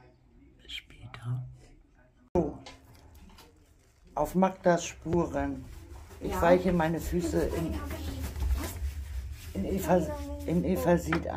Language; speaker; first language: German; native; German